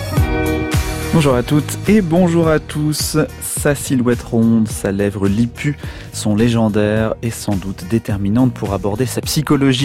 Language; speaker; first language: French; native; French